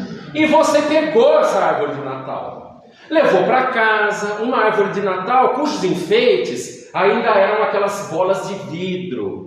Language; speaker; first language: Portuguese; native; Portuguese